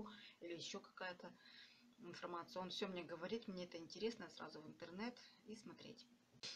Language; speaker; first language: Russian; native; Russian